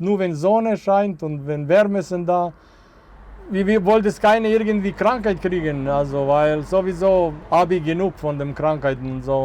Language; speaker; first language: German; non-native, fluent; Serbian